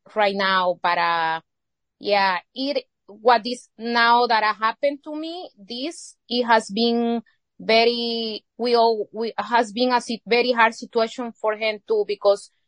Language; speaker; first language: English; non-native, fluent; Spanish